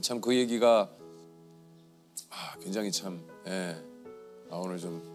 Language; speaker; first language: Korean; native; Korean